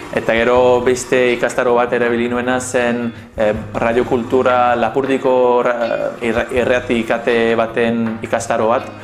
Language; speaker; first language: Basque; non-native, fluent; English